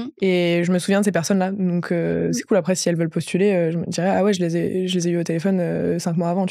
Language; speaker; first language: French; native; French